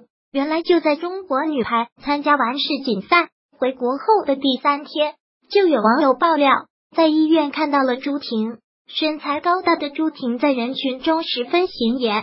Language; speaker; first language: Chinese; native; Chinese